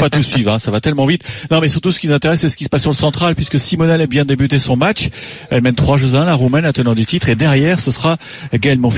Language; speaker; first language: French; native; French